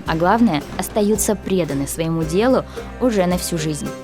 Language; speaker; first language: Russian; native; Russian